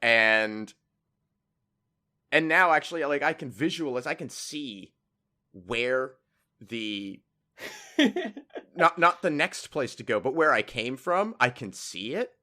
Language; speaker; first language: English; native; English